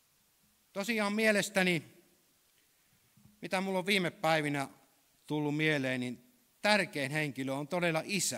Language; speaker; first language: Finnish; native; Finnish